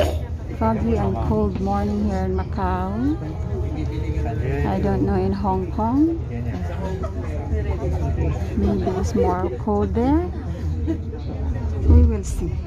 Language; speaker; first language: English; non-native, local second language; Filipino